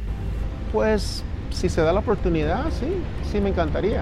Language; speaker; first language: Spanish; native; Spanish